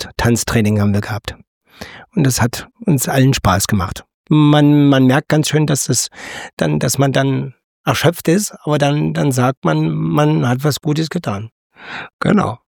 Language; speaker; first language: German; native; German